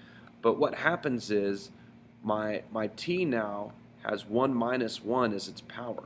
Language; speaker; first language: English; native; English